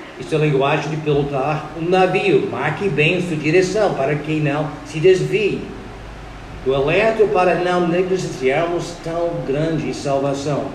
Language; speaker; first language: Portuguese; non-native, fluent; English